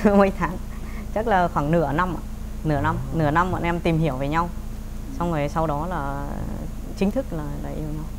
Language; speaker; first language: Vietnamese; early bilingual, heritage; Vietnamese